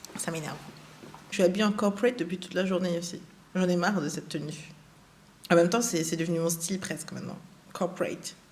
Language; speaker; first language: French; early bilingual, other home language; German